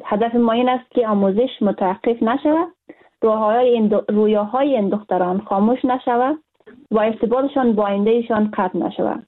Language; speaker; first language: Persian; native; Persian